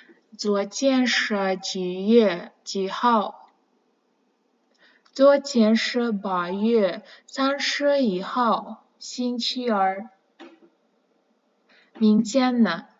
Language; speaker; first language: Chinese; non-native, fluent; Kazakh